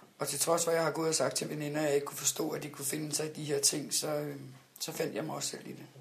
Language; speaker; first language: Danish; native; Danish